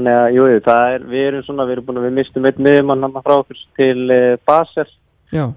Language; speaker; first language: Icelandic; native; Icelandic